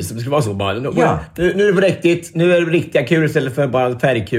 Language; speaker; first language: Swedish; native; Swedish